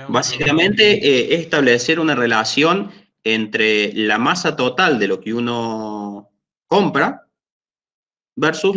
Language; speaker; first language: Spanish; native; Spanish